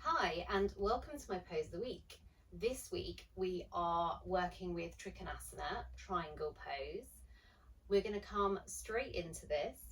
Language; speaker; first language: English; native; English